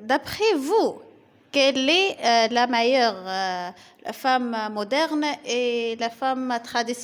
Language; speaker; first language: French; non-native, local second language; Arabic